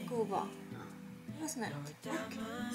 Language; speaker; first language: Swedish; non-native, learner; Japanese